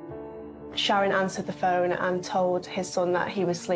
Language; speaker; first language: English; native; English